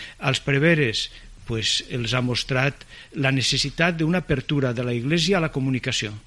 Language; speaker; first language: Catalan; native; Catalan